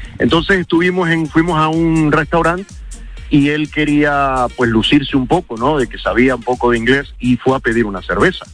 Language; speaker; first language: Spanish; early bilingual, heritage; Spanish